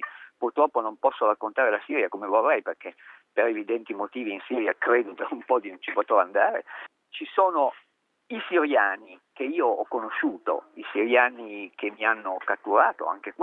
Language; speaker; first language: Italian; native; Italian